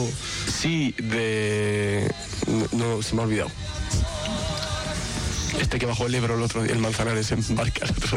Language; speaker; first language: Spanish; native; Spanish